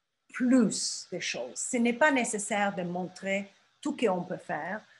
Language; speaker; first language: French; non-native, fluent; Turkish